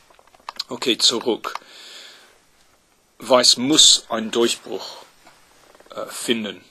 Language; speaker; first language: German; non-native, fluent; English